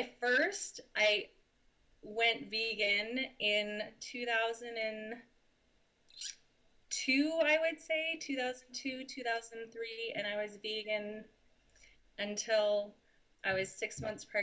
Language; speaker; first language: English; native; English